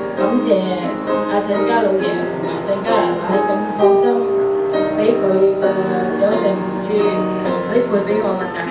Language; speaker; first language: Cantonese; native; Cantonese